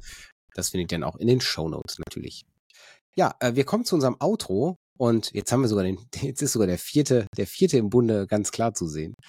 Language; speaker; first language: German; native; German